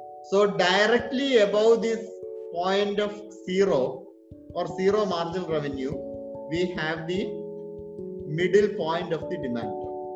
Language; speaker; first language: English; non-native, local second language; Malayalam